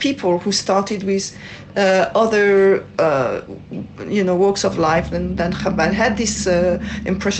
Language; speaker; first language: English; non-native, fluent; French